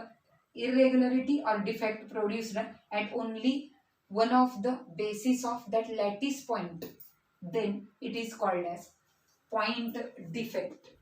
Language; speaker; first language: English; non-native, local second language; Marathi